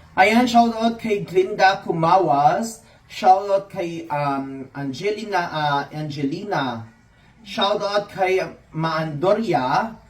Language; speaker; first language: Filipino; non-native, local second language; Cebuano